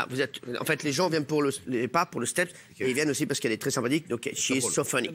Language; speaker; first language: French; native; French